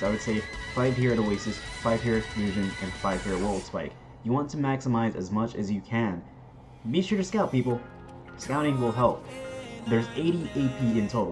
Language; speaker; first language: English; native; English